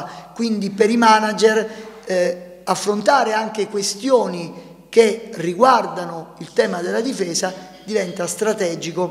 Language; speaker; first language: Italian; native; Italian